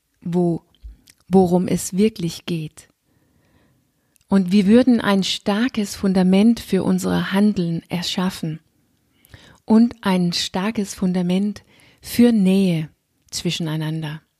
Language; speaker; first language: German; non-native, fluent; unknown